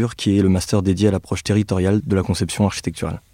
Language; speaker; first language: French; native; French